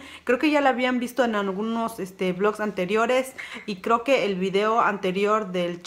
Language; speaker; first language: Spanish; native; Spanish